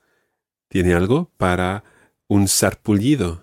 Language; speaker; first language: Spanish; non-native, fluent; English